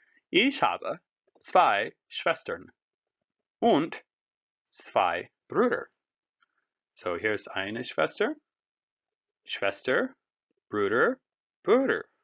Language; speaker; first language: German; non-native, fluent; English